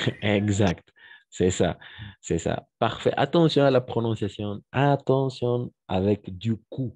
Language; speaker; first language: French; non-native, fluent; Spanish